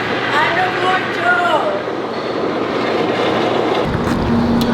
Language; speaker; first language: English; non-native, learner; Portuguese